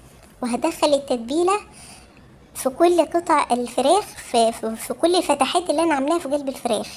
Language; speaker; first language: Arabic; native; Arabic